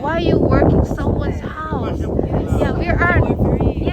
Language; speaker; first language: English; non-native, fluent; Korean